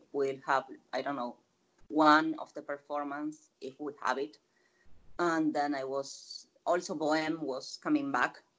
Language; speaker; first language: English; non-native, fluent; Spanish